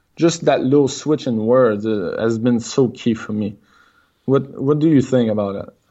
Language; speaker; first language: English; non-native, fluent; French